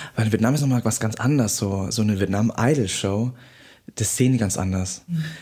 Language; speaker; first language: German; native; German